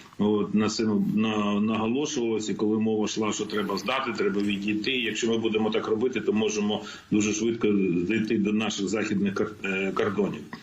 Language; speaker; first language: Ukrainian; non-native, local second language; Russian